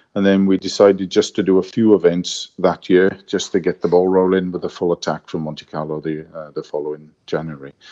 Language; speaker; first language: English; native; English